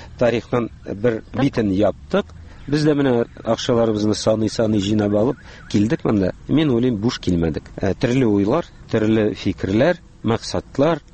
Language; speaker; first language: Tatar; early bilingual, heritage; Tatar